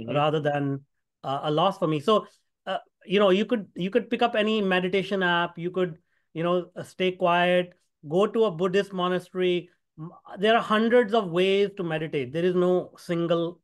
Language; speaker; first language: English; non-native, local second language; Hindi